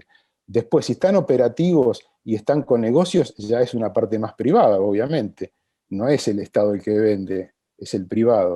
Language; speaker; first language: Spanish; native; Spanish